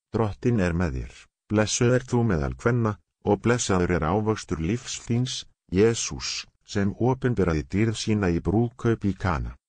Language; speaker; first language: Icelandic; non-native, learner; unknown